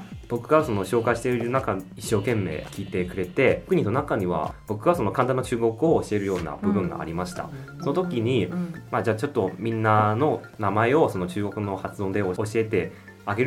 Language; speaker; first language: Japanese; non-native, fluent; Chinese